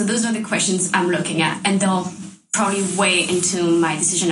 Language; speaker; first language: English; non-native, fluent; French